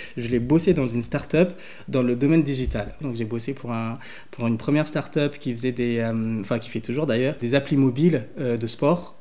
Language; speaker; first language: French; early bilingual, other home language; English